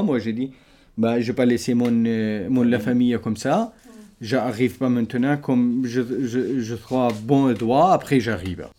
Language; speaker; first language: French; non-native, learner; Kurdish